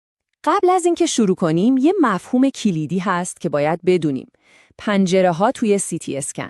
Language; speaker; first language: Persian; native; Persian